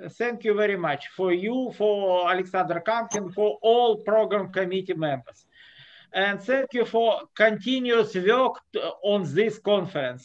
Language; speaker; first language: English; non-native, fluent; Russian